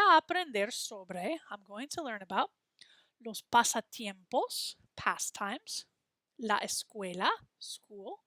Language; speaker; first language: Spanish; non-native, fluent; English